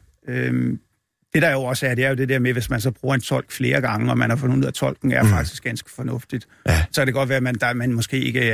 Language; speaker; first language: Danish; native; Danish